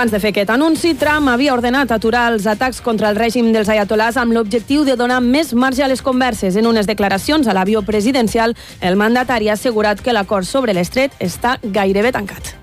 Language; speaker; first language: Catalan; native; Catalan